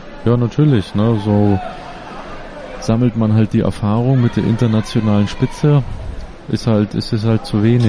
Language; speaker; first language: German; native; German